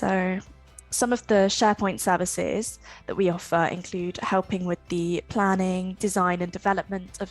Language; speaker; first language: English; native; English